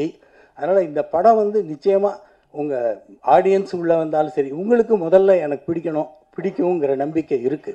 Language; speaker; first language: Tamil; native; Tamil